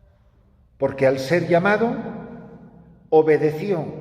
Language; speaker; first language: Spanish; native; Spanish